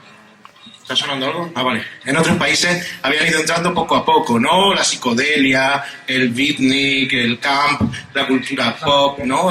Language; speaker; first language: Spanish; native; Spanish